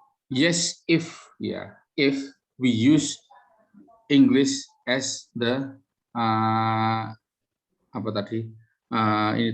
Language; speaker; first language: English; non-native, fluent; Indonesian